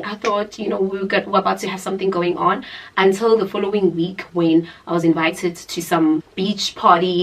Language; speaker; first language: English; non-native, local second language; Zulu